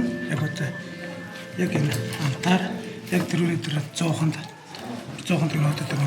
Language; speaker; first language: Mongolian; native; Mongolian